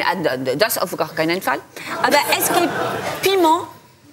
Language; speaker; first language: German; non-native, fluent; French